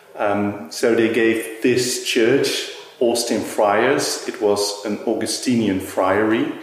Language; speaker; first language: English; non-native, fluent; Dutch